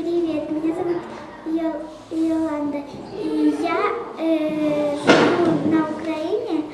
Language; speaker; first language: Russian; early bilingual, heritage; Russian